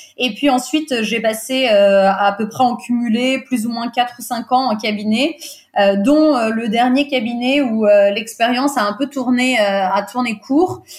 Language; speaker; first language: French; early bilingual, other home language; Portuguese